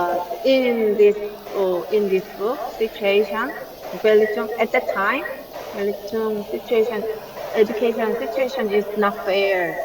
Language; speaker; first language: English; non-native, learner; Korean